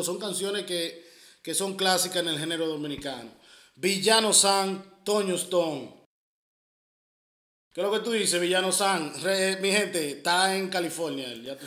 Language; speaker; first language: Spanish; native; Spanish